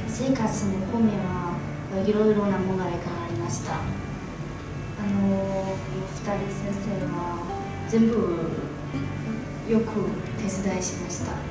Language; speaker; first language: Japanese; non-native, learner; Chinese